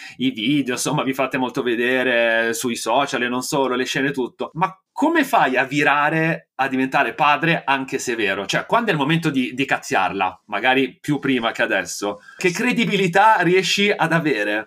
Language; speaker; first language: Italian; native; Italian